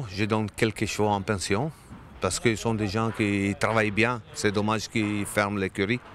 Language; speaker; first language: French; non-native, learner; Italian